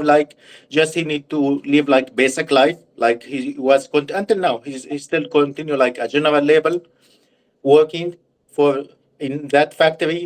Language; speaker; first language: English; non-native, learner; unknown